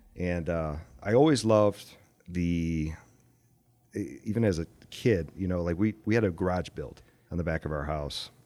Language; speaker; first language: English; native; English